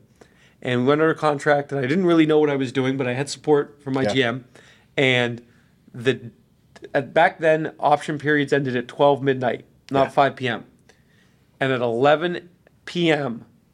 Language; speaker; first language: English; native; English